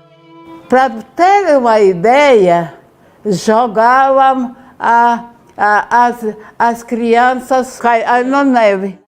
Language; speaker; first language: Portuguese; early bilingual, other home language; Ukrainian